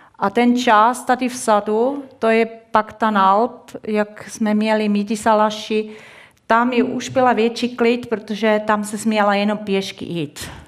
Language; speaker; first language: Czech; non-native, fluent; Swiss German